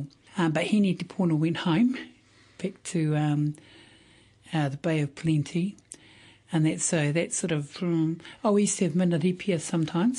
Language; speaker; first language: English; native; English